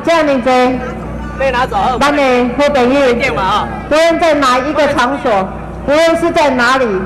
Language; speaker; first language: Chinese; native; Chinese